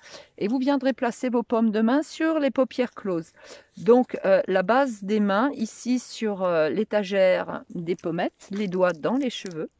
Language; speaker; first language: French; native; French